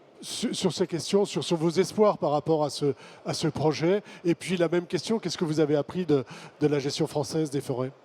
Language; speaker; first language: French; native; French